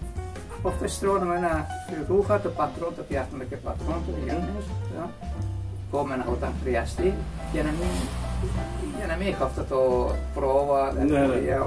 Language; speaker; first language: Greek; non-native, learner; Persian